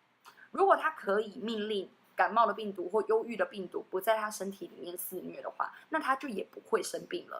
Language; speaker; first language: Chinese; native; Chinese